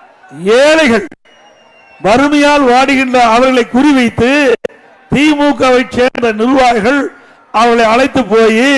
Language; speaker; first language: Tamil; native; Tamil